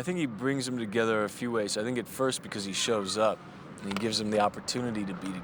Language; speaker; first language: English; native; English